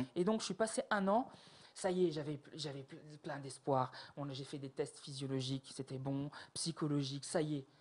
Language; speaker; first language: French; native; French